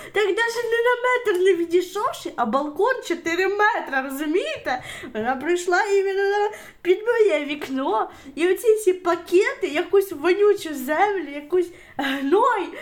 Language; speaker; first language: Ukrainian; native; Ukrainian